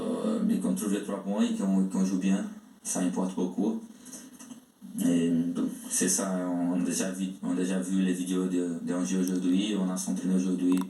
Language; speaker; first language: French; non-native, learner; Portuguese